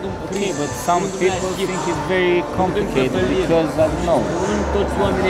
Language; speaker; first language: English; non-native, learner; Romanian